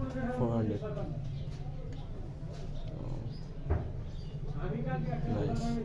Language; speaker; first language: English; non-native, learner; Bangla